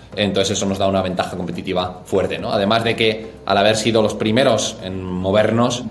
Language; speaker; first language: Spanish; native; Spanish